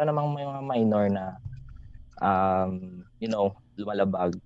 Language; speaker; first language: English; non-native, local second language; Hiligaynon